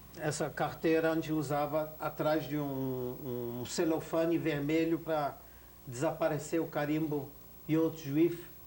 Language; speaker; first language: Portuguese; non-native, fluent; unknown